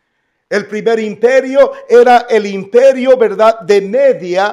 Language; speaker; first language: Spanish; native; Spanish